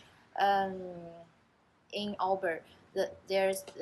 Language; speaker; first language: English; non-native, learner; Chinese